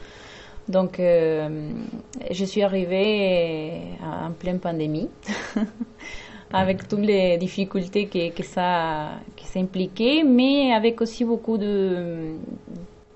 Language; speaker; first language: French; non-native, fluent; Spanish